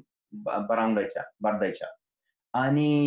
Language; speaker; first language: Nepali; non-native, fluent; English